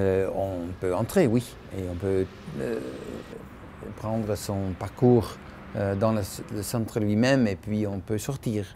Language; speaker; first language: French; non-native, fluent; Dutch